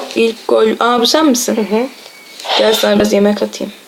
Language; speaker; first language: Turkish; native; Turkish